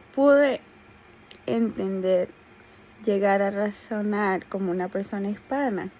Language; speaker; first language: Spanish; native; Spanish